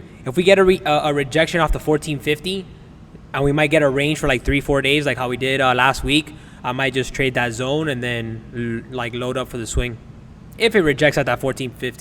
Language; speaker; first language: English; native; English